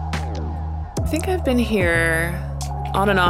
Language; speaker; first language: English; native; English